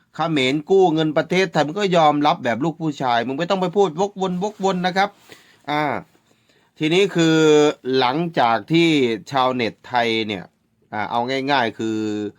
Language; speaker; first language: Thai; native; Thai